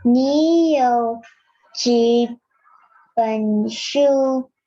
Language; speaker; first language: Chinese; non-native, learner; Indonesian